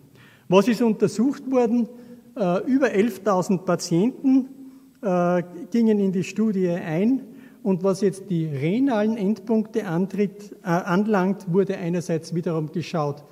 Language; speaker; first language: German; native; German